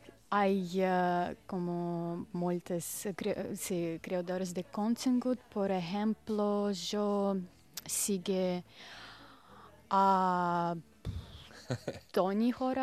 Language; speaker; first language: Spanish; non-native, fluent; Russian